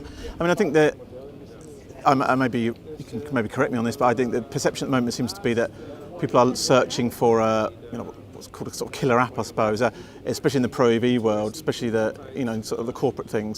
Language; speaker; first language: English; native; English